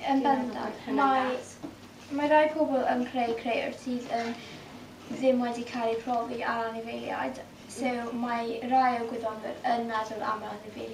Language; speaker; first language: Welsh; non-native, local second language; English